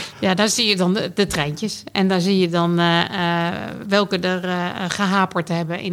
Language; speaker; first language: Dutch; native; Dutch